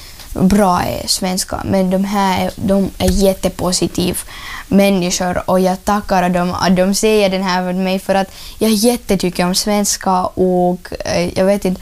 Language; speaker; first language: Swedish; non-native, learner; Ukrainian